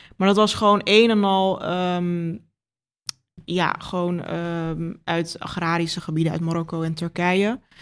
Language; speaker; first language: Dutch; early bilingual, other home language; Turkish